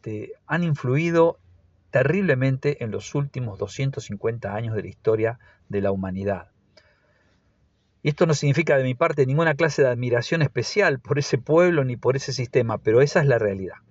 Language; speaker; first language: Spanish; native; Spanish